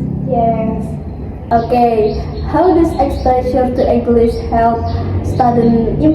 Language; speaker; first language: English; non-native, learner; Indonesian